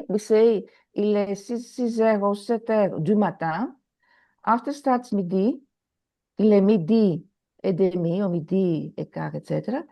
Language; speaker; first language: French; non-native, fluent; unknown